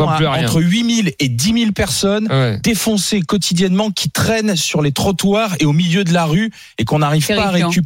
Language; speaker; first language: French; native; French